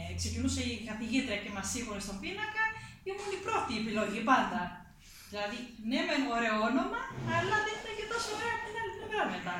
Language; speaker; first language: Greek; early bilingual, heritage; Greek